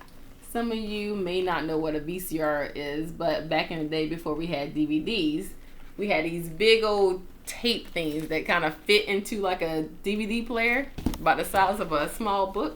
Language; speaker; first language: English; native; English